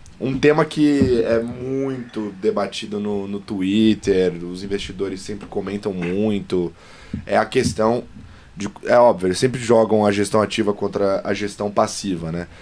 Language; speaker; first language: Portuguese; native; Portuguese